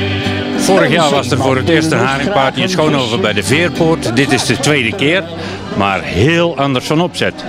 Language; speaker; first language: Dutch; native; Dutch